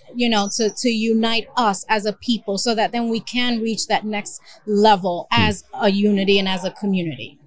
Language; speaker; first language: English; early bilingual, other home language; Spanish